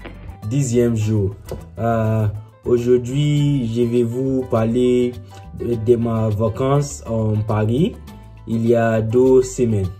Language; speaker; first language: French; non-native, learner; Yoruba